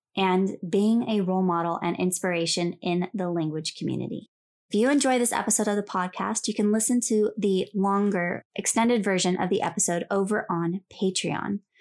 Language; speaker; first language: English; native; English